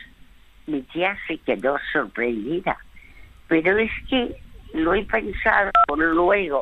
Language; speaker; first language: Spanish; early bilingual, other home language; French